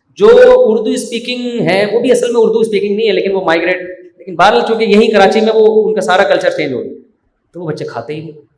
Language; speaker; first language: Urdu; native; Urdu